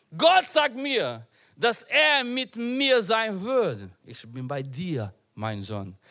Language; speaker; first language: German; non-native, learner; Portuguese